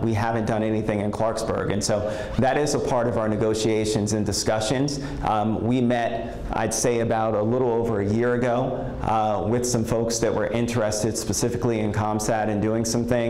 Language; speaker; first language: English; native; English